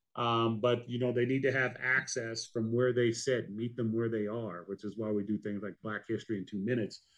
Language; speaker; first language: English; native; English